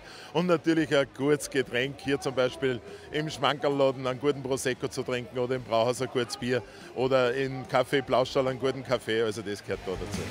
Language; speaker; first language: German; native; German